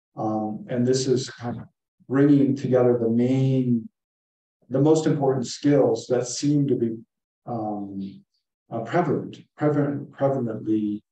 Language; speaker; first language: English; native; English